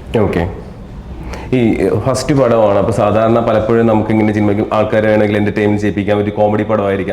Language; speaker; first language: Malayalam; native; Malayalam